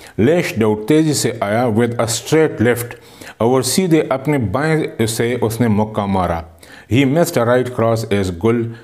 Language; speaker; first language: Urdu; non-native, local second language; Pashto